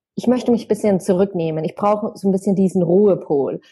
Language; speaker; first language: German; native; German